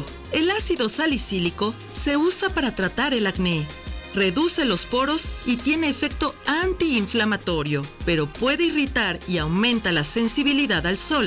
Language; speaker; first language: Spanish; native; Spanish